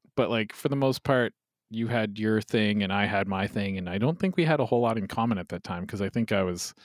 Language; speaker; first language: English; native; English